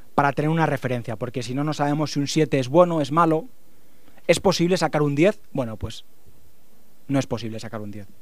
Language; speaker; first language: Spanish; native; Spanish